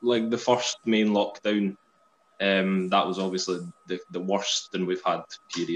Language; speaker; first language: English; native; English